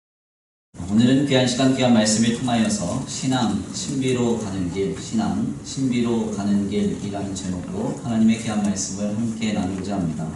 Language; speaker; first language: Korean; native; Korean